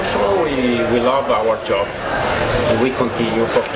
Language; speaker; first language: English; non-native, fluent; Italian